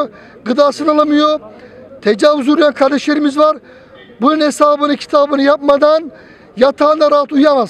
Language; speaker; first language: Turkish; native; Turkish